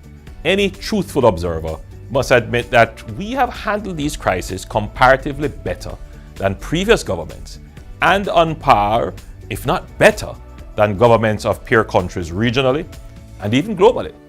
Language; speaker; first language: English; native; English